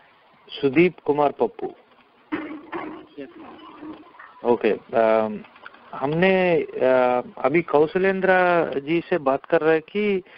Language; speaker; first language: Hindi; non-native, local second language; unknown